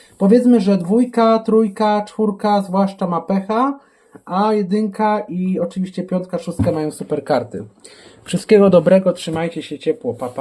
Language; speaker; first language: Polish; native; Polish